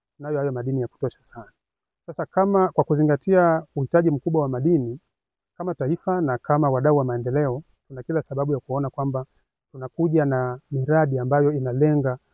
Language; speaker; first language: Swahili; native; Swahili